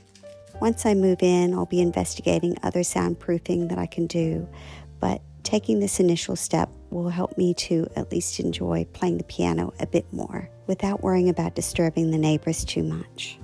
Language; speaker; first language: English; native; English